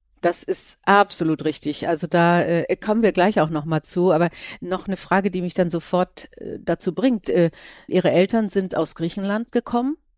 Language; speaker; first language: German; native; German